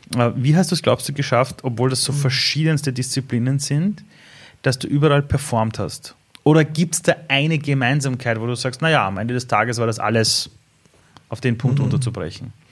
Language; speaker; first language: German; early bilingual, other home language; Persian